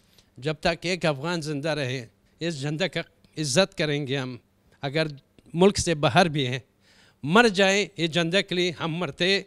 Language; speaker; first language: Hindi; non-native, learner; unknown